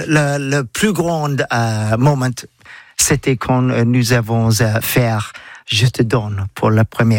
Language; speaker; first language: French; non-native, learner; English